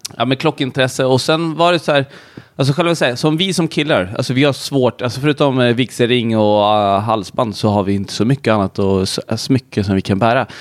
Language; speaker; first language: Swedish; early bilingual, other home language; Hindi